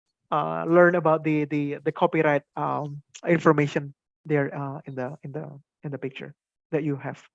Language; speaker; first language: English; non-native, fluent; Indonesian